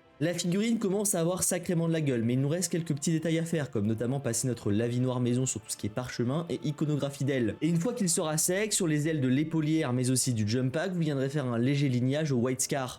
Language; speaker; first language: French; native; French